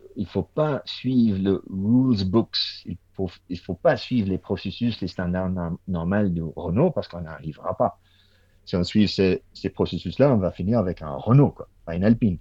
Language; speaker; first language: French; non-native, fluent; English